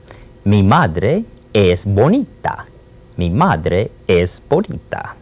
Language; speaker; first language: Spanish; non-native, fluent; English